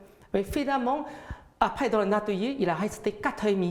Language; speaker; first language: French; non-native, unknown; Chinese